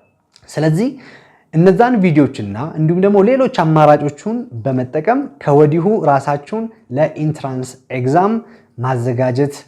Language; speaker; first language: Amharic; native; Amharic